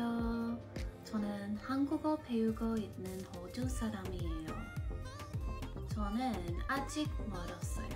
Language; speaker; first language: Korean; non-native, learner; English